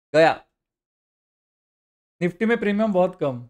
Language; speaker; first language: Hindi; non-native, local second language; Marathi